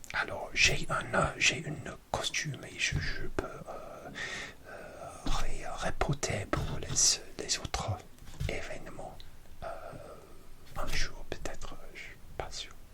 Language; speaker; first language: French; non-native, learner; English